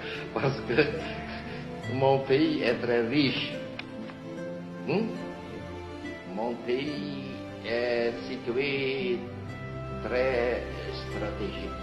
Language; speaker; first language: French; non-native, fluent; Javanese